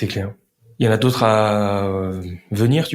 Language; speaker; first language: French; native; French